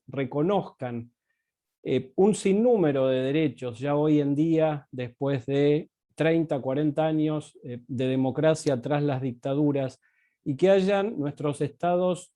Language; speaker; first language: Spanish; native; Spanish